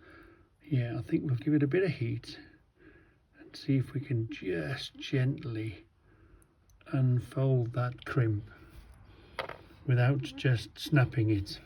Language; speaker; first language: English; native; English